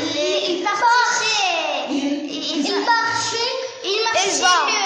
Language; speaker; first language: French; non-native, learner; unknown